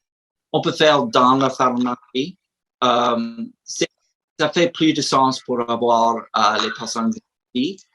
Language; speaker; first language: French; non-native, learner; English